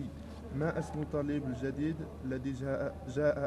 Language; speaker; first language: Arabic; non-native, learner; French